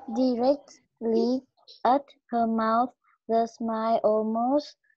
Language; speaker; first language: English; non-native, learner; Vietnamese